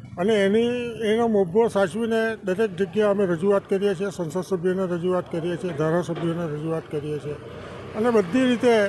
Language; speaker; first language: Gujarati; native; Gujarati